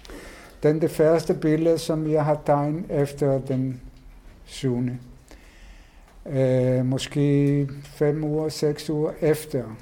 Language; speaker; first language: Danish; non-native, fluent; Hebrew